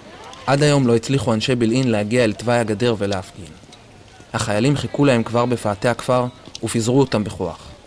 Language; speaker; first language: Hebrew; native; Hebrew